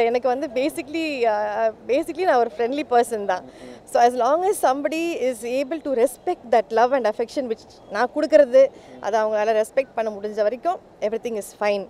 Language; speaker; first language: Tamil; early bilingual, other home language; English